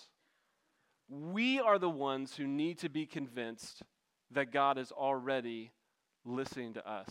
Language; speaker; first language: English; native; English